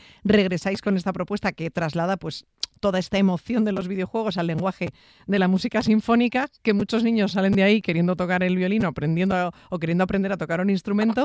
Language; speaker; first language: Spanish; native; Spanish